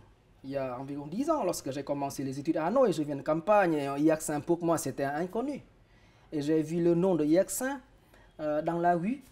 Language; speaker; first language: French; non-native, fluent; Vietnamese